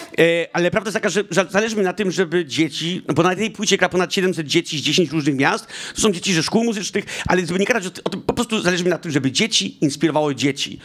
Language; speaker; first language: Polish; early bilingual, heritage; Polish